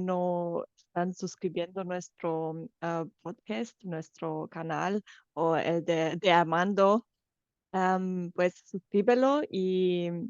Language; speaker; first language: Spanish; non-native, fluent; Romanian